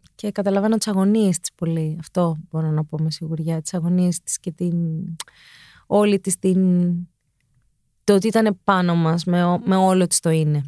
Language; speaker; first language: Greek; native; Greek